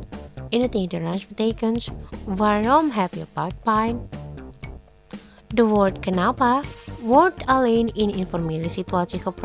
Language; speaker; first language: Dutch; non-native, learner; Indonesian